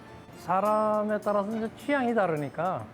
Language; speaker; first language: Korean; native; Korean